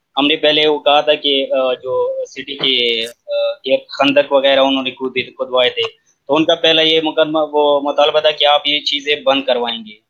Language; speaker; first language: Urdu; non-native, local second language; Pashto